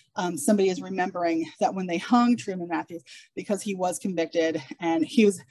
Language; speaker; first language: English; native; English